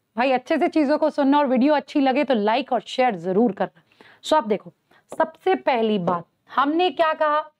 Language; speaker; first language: Hindi; native; Hindi